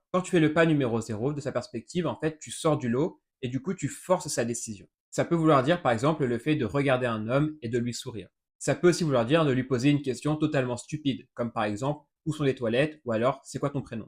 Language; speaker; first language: French; native; French